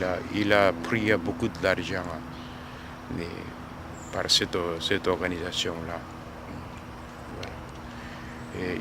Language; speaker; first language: French; non-native, learner; Korean